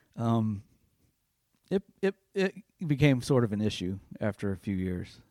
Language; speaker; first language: English; native; English